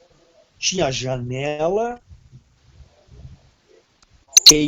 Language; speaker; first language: Portuguese; non-native, fluent; Serbian